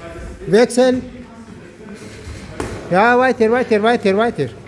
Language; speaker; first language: German; non-native, learner; Tajik